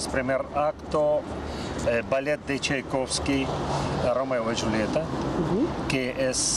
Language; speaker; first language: Spanish; non-native, learner; Russian